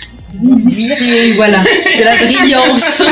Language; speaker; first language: French; native; French